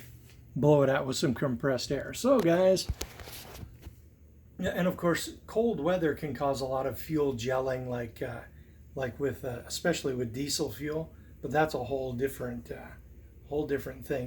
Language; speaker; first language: English; native; English